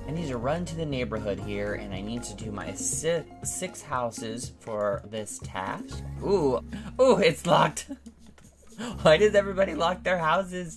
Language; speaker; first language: English; native; English